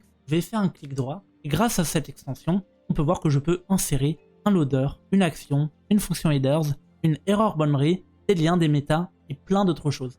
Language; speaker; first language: French; native; French